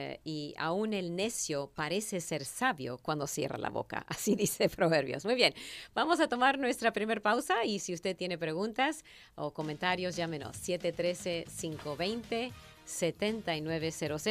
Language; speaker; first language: Spanish; native; Spanish